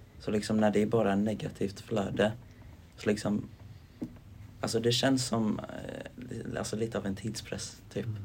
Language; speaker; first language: Swedish; native; Swedish